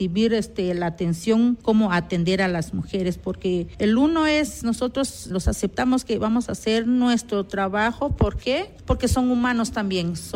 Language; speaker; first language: Spanish; non-native, local second language; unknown